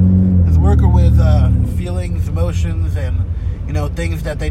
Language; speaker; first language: English; native; English